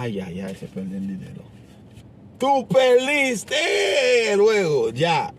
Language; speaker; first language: Spanish; non-native, fluent; Haitian Creole